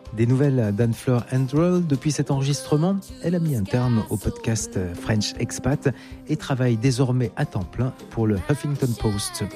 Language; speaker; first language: French; native; French